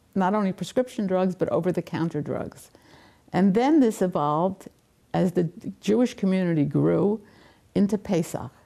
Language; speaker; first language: English; native; English